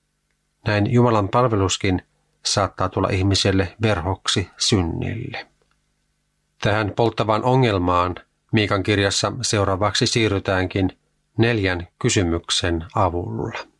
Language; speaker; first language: Finnish; native; Finnish